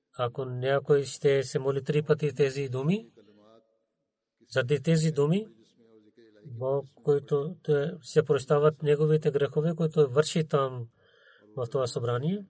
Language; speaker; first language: Bulgarian; non-native, learner; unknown